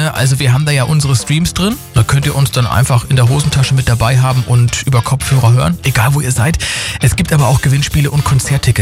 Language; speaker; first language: German; native; German